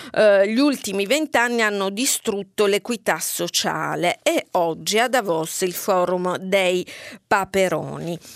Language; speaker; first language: Italian; native; Italian